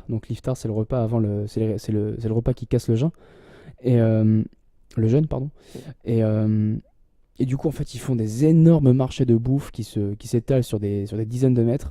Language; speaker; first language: French; native; French